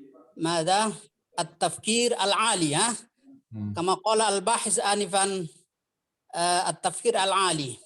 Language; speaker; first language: Arabic; non-native, fluent; Indonesian